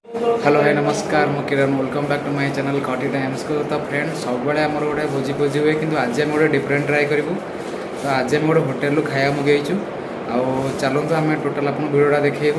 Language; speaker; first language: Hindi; non-native, local second language; Odia